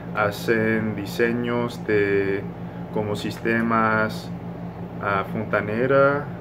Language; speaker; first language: Spanish; non-native, learner; English